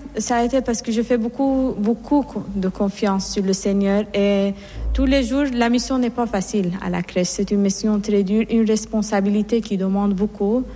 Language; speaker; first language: French; non-native, fluent; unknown